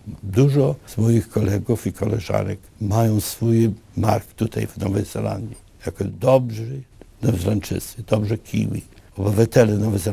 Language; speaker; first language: Polish; early bilingual, other home language; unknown